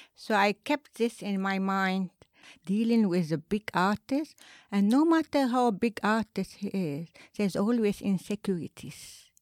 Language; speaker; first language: English; non-native, fluent; Arabic